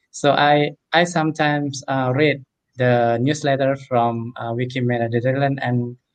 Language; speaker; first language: English; non-native, fluent; Indonesian